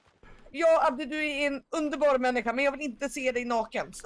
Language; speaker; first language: Swedish; native; Swedish